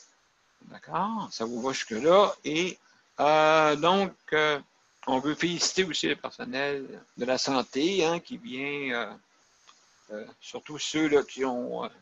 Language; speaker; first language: French; native; French